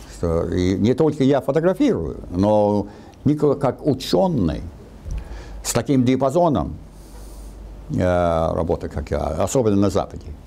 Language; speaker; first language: Russian; non-native, fluent; English